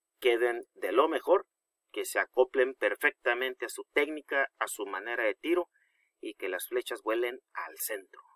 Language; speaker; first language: Spanish; native; Spanish